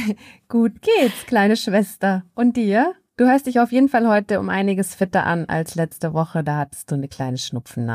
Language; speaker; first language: German; native; German